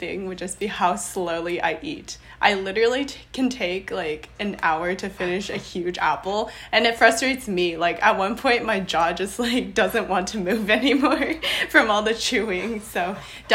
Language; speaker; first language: English; native; English